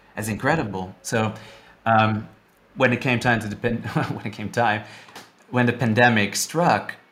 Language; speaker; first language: English; non-native, fluent; Dutch